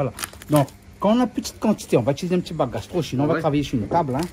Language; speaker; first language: French; non-native, local second language; Réunion Creole French